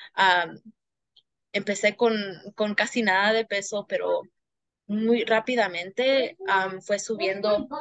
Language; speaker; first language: Spanish; early bilingual, heritage; Spanish